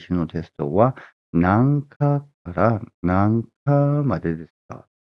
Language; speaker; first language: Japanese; non-native, fluent; Korean